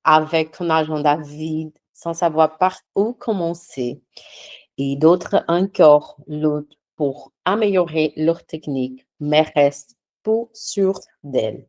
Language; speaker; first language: French; non-native, fluent; Portuguese